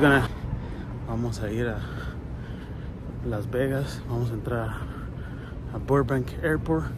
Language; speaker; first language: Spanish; early bilingual, other home language; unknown